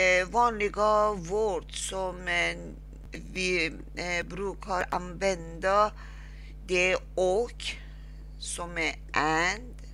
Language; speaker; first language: Swedish; non-native, fluent; Persian